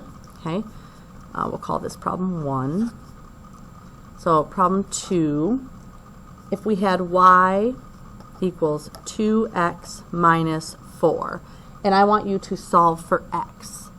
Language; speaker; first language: English; native; English